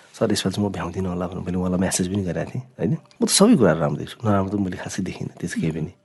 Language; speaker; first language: Nepali; non-native, local second language; Sherpa